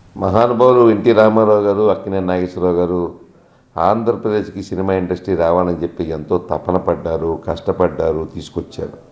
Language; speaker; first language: Telugu; native; Telugu